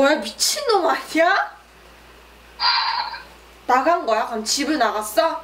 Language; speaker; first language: Korean; native; Korean